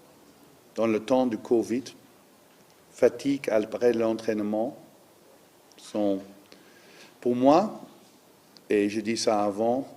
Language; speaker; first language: French; non-native, learner; Dutch